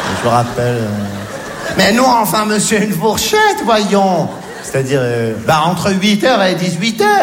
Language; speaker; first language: French; native; French